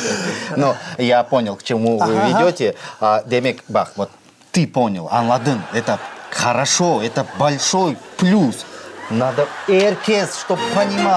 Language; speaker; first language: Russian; non-native, local second language; Crimean Tatar